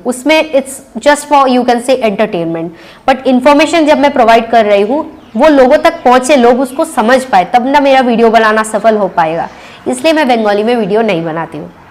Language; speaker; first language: Hindi; non-native, local second language; Bangla